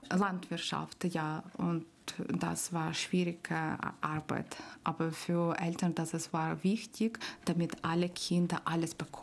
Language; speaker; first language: German; non-native, learner; Ukrainian